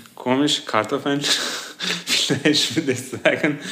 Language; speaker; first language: German; non-native, fluent; Turkish